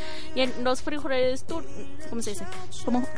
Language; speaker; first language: Spanish; non-native, learner; Chinese